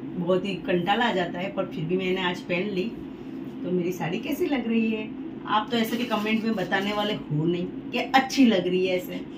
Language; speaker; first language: Hindi; native; Hindi